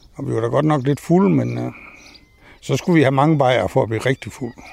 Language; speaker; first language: Danish; native; Danish